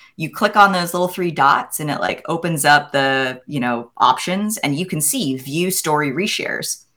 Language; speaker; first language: English; native; English